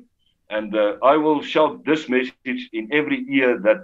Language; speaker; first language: English; non-native, local second language; Afrikaans